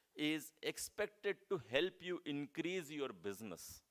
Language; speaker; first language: English; non-native, local second language; Marathi